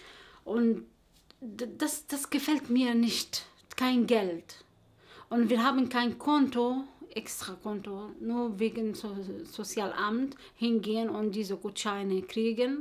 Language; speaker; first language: German; non-native, learner; Arabic